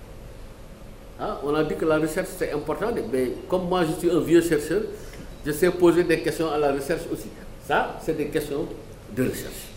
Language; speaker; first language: French; non-native, local second language; Wolof